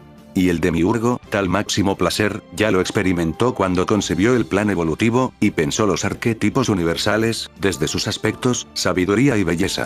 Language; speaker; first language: Spanish; native; Spanish